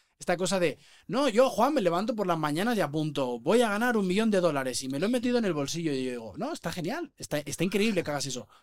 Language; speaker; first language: Spanish; native; Spanish